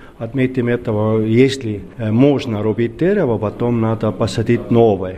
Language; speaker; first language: Russian; non-native, learner; Estonian